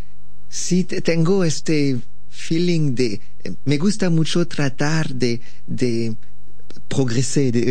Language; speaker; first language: Spanish; non-native, learner; French